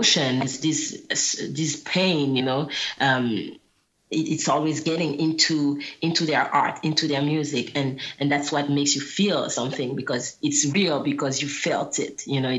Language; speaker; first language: English; non-native, fluent; Guadeloupean Creole French